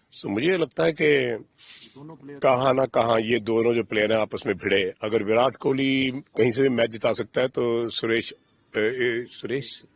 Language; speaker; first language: Hindi; non-native, local second language; Punjabi